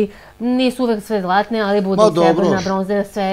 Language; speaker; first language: Serbian; native; Serbian